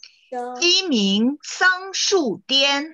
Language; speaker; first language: Chinese; native; Chinese